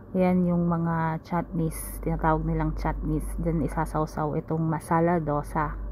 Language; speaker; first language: Filipino; native; Filipino